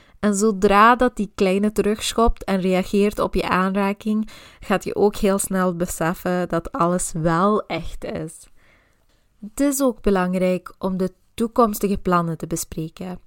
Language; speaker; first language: Dutch; non-native, local second language; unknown